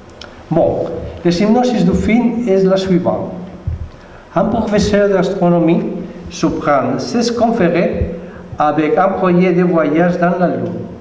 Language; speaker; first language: French; non-native, learner; Spanish